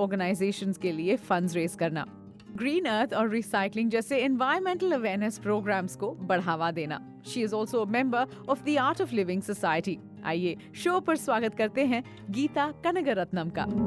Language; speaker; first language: Hindi; native; Hindi